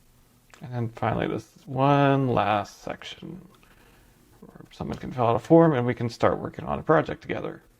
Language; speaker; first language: English; native; English